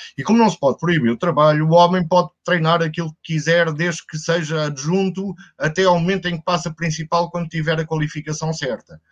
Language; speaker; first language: Portuguese; native; Portuguese